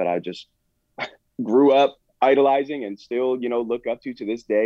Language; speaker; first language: English; native; English